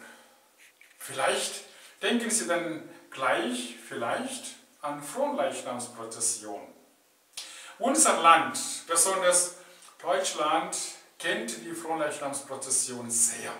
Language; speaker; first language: German; non-native, fluent; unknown